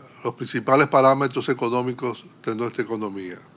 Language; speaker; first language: Spanish; native; Spanish